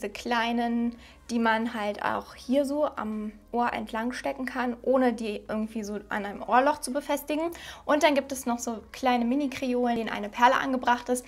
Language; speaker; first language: German; native; German